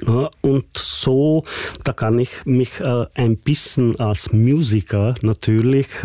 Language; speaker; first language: German; non-native, fluent; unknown